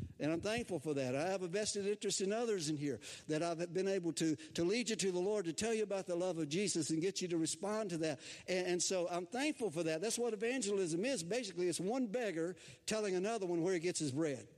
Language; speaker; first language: English; native; English